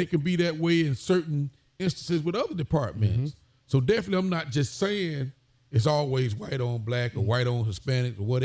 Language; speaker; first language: English; native; English